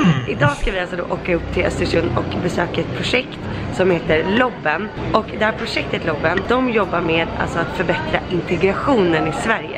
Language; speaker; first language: Swedish; native; Swedish